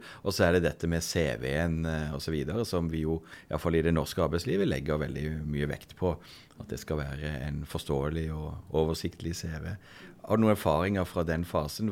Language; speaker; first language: Norwegian; native; Norwegian